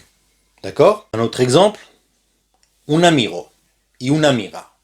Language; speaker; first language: French; non-native, fluent; Spanish